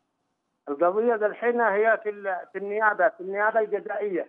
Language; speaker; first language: Arabic; native; Arabic